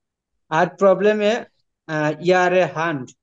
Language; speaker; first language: German; non-native, learner; Bangla